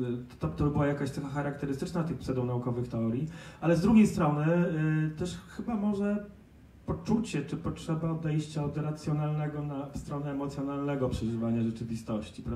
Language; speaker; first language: Polish; native; Polish